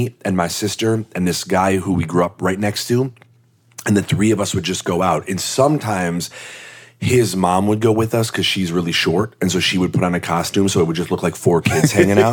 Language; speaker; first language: English; native; English